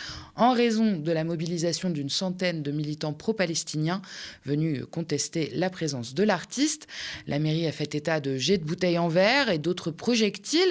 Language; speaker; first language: French; native; French